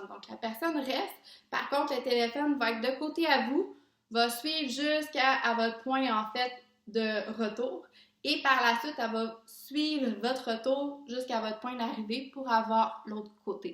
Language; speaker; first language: French; native; French